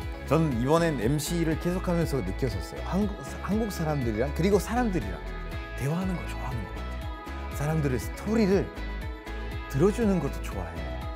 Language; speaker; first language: Korean; non-native, fluent; Spanish